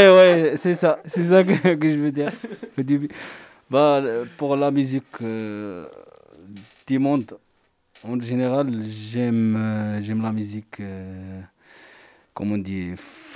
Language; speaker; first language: French; non-native, learner; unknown